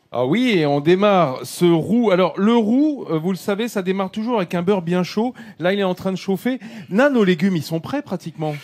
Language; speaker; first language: French; native; French